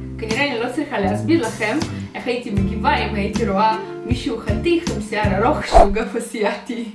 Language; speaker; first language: Hebrew; non-native, fluent; Russian